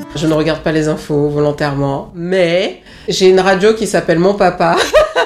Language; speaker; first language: French; native; French